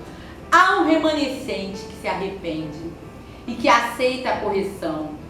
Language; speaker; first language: Portuguese; native; Portuguese